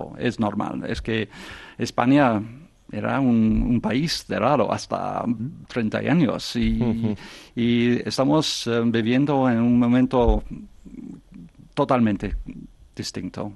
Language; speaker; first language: Spanish; non-native, fluent; English